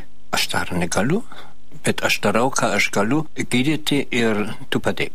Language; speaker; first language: Lithuanian; non-native, fluent; German